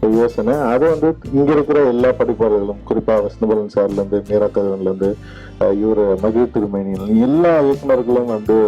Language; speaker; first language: Tamil; native; Tamil